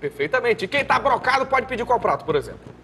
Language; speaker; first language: Portuguese; native; Portuguese